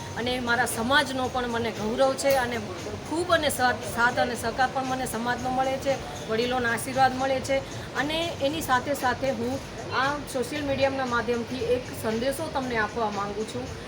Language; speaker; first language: Gujarati; native; Gujarati